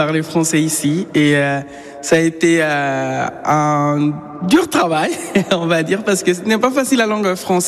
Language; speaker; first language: French; non-native, fluent; Spanish